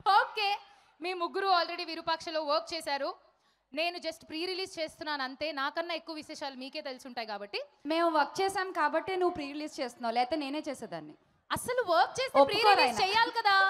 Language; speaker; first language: Telugu; native; Telugu